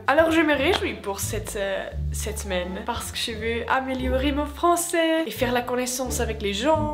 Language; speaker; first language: French; non-native, learner; Swiss German